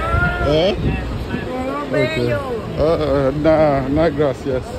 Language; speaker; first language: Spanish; non-native, learner; English